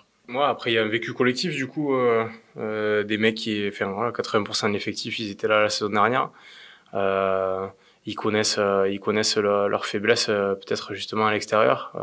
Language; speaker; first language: French; native; French